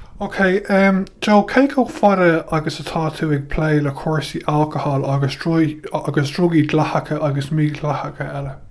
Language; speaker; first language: Irish; non-native, local second language; English